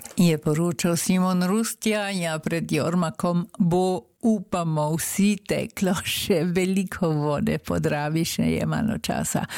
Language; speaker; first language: Slovenian; early bilingual, heritage; Slovenian